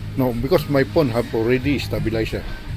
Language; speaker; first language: English; non-native, learner; Filipino